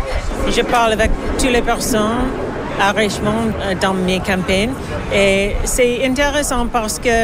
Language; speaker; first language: French; non-native, learner; English